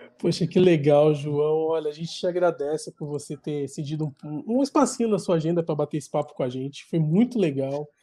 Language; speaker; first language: Portuguese; native; Portuguese